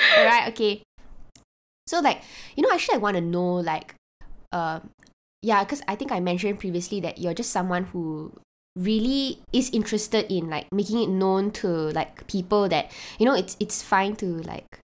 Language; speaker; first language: English; non-native, local second language; Chinese